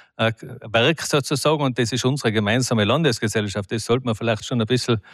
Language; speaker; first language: German; native; German